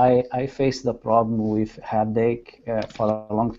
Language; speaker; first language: English; non-native, learner; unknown